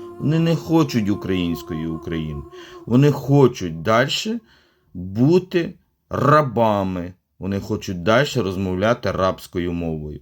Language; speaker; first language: Ukrainian; non-native, local second language; Russian